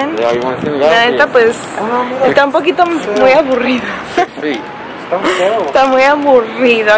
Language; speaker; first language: Spanish; early bilingual, heritage; Spanish